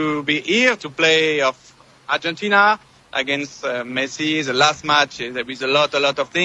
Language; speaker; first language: English; non-native, learner; French